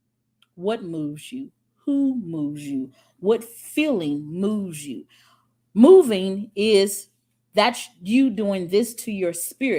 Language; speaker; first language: English; native; English